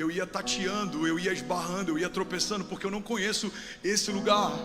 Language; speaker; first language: Portuguese; native; Portuguese